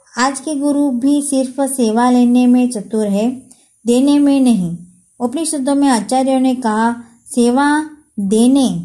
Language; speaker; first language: Hindi; non-native, local second language; Gujarati